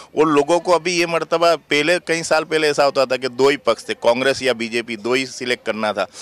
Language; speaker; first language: Hindi; non-native, local second language; Gujarati